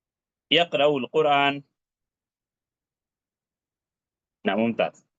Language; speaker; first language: Arabic; non-native, fluent; Urdu